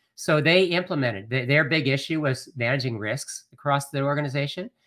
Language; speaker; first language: English; native; English